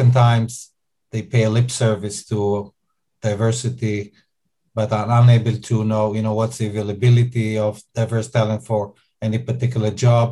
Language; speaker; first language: English; non-native, fluent; Hebrew